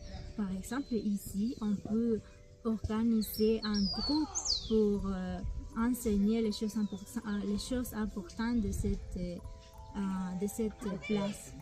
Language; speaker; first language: French; non-native, learner; Spanish